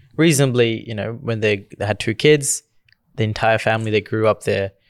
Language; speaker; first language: English; early bilingual, other home language; Gujarati